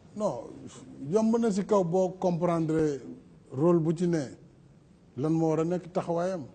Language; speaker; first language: Wolof; non-native, local second language; Fula